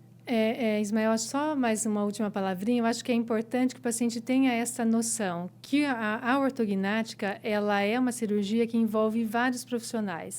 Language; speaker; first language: Portuguese; native; Portuguese